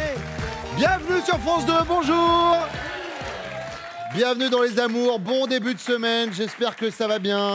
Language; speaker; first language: French; native; French